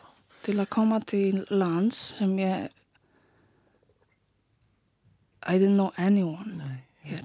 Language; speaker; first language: Icelandic; non-native, learner; Polish